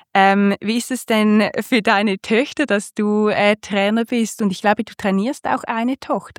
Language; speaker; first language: German; native; German